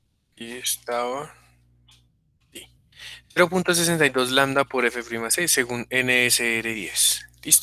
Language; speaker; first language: Spanish; native; Spanish